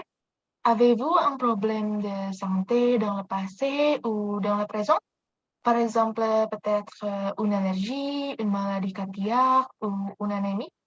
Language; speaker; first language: French; non-native, learner; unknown